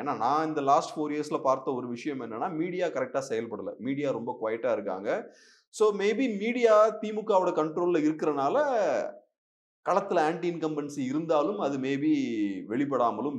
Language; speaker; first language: Tamil; native; Tamil